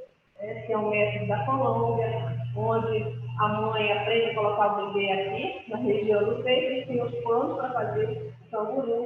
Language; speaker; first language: Portuguese; native; Portuguese